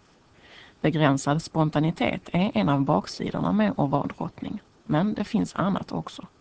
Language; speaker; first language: Swedish; native; Swedish